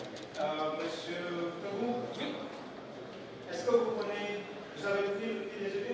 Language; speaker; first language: French; non-native, fluent; Indonesian